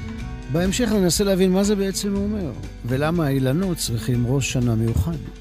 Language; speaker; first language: Hebrew; native; Hebrew